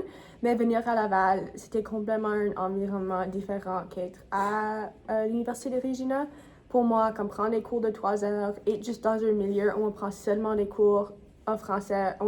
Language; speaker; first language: French; non-native, local second language; English